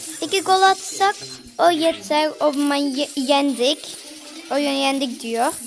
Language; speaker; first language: Turkish; early bilingual, heritage; Turkish